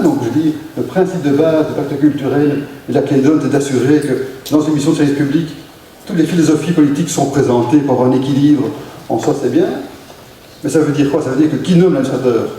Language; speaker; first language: French; native; French